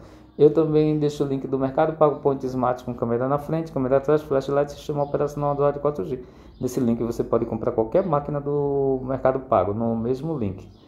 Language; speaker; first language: Portuguese; native; Portuguese